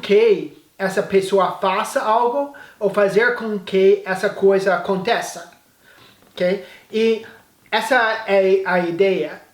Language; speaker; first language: Portuguese; non-native, fluent; English